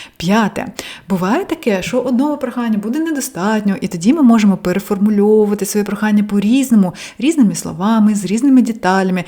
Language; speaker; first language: Ukrainian; non-native, local second language; Russian